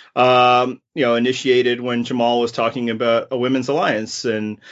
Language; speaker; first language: English; native; English